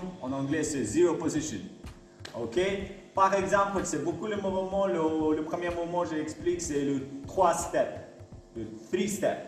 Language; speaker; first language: French; non-native, learner; Latvian